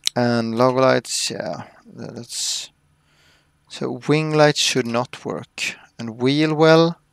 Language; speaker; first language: English; non-native, fluent; Swedish